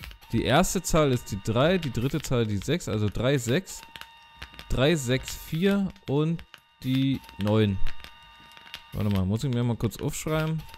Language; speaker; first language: German; native; German